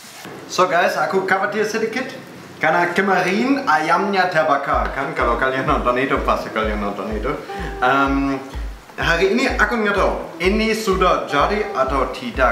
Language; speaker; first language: Indonesian; non-native, fluent; German